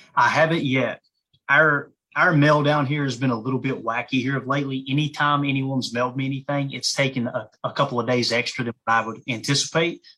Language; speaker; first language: English; native; English